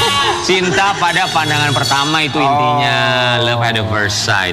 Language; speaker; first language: Indonesian; native; Indonesian